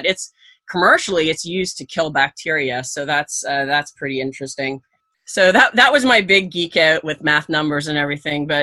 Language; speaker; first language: English; native; English